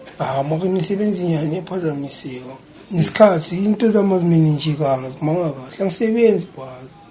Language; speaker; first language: Zulu; non-native, local second language; Xhosa